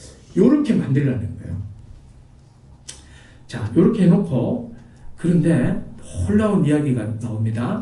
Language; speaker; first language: Korean; native; Korean